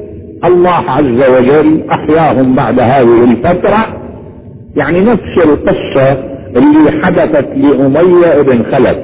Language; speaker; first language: Arabic; native; Arabic